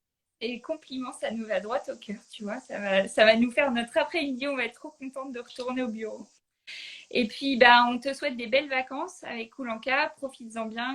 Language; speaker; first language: French; native; French